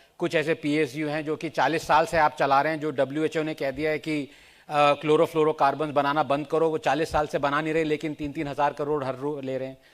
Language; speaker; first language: Hindi; non-native, local second language; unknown